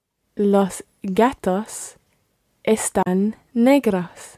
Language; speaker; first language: Spanish; non-native, learner; English